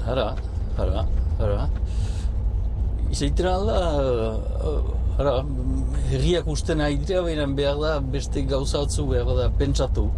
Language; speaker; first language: Basque; native; Basque